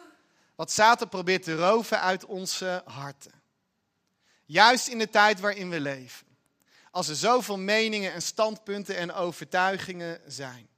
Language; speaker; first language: Dutch; native; Dutch